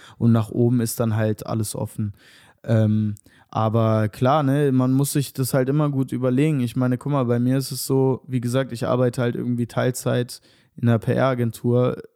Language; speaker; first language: German; native; German